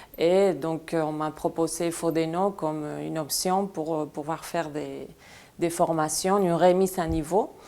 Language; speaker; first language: French; non-native, fluent; Spanish